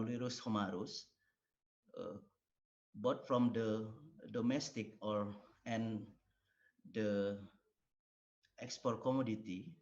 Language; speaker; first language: English; non-native, learner; Indonesian